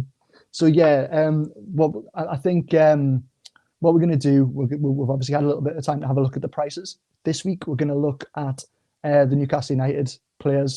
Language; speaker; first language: English; native; English